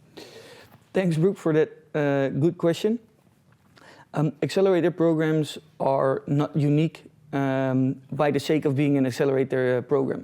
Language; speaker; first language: English; non-native, fluent; Dutch